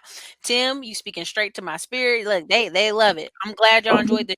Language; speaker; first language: English; native; English